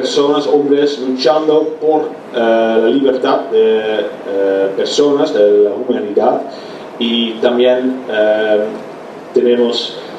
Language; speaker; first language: Spanish; non-native, fluent; Dutch